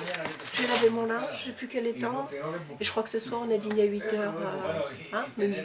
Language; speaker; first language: French; native; French